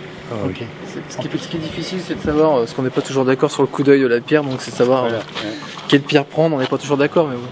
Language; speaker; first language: French; native; French